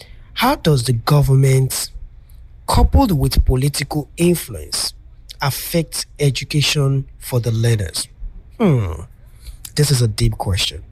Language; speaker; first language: English; non-native, local second language; Yoruba